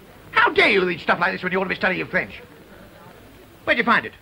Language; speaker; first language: English; native; English